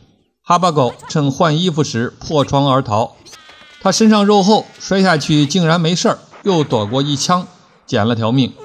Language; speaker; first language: Chinese; native; Chinese